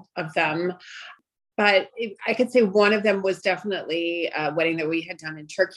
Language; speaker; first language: English; early bilingual, other home language; Greek